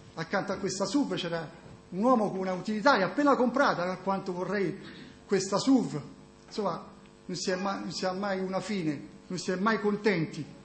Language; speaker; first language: Italian; native; Italian